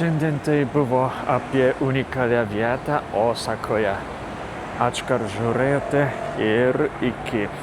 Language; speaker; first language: Lithuanian; non-native, fluent; Japanese